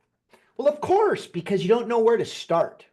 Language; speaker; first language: English; native; English